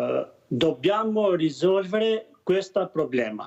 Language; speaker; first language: Italian; non-native, learner; Albanian